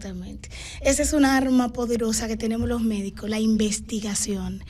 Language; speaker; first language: Spanish; native; Spanish